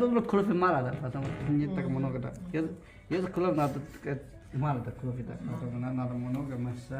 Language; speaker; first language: Russian; non-native, learner; Tajik